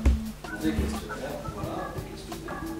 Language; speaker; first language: French; native; French